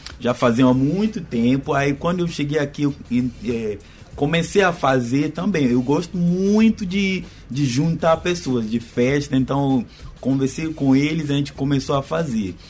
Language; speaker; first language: Portuguese; non-native, fluent; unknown